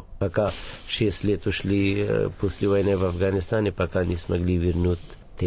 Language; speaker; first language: Russian; non-native, fluent; Persian